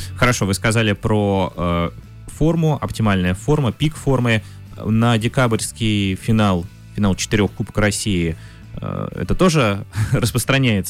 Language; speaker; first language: Russian; native; Russian